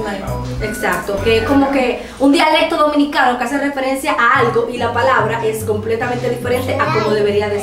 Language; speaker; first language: Spanish; native; Spanish